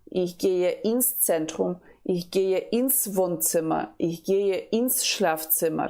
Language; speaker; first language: German; non-native, fluent; Ukrainian